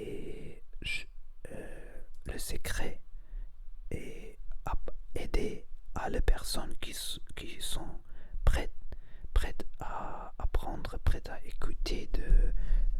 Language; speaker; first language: French; non-native, learner; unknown